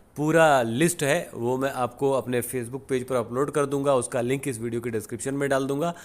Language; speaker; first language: Hindi; native; Hindi